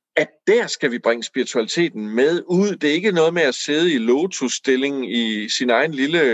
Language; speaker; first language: Danish; native; Danish